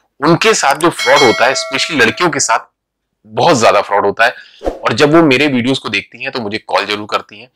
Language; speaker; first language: Hindi; native; Hindi